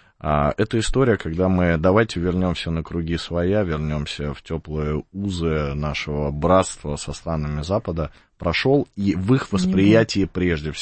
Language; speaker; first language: Russian; native; Russian